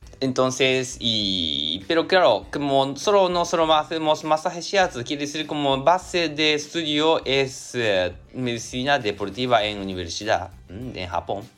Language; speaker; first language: Spanish; non-native, learner; Japanese